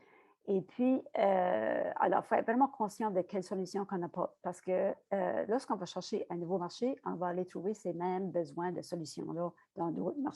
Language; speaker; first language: French; native; French